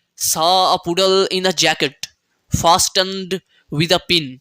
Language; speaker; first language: English; non-native, local second language; Urdu